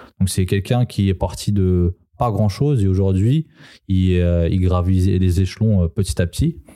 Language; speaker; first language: French; early bilingual, other home language; Serbian